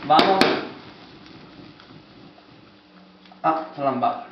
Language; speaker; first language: Spanish; non-native, fluent; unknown